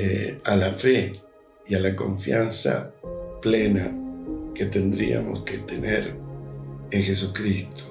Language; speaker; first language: Spanish; native; Spanish